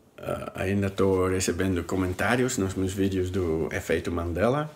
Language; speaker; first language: Portuguese; non-native, fluent; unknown